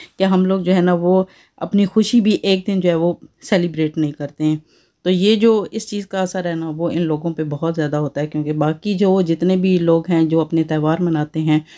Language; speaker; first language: Urdu; native; Urdu